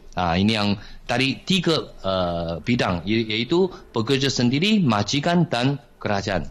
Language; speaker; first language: Malay; non-native, fluent; Chinese